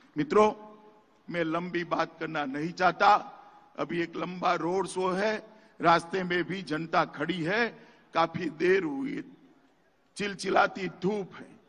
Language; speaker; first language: Hindi; non-native, local second language; Gujarati